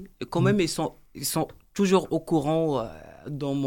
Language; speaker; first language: French; non-native, learner; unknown